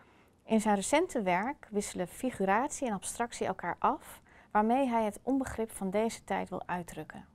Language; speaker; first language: Dutch; native; Dutch